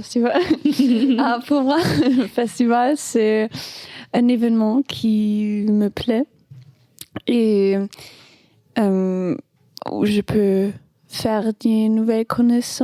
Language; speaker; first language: French; non-native, learner; German